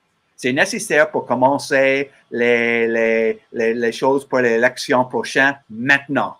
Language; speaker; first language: French; non-native, learner; English